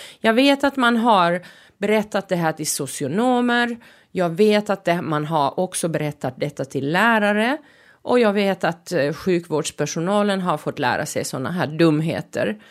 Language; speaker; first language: Swedish; non-native, local second language; Finnish